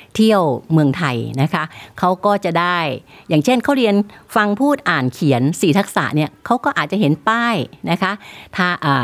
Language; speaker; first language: Thai; native; Thai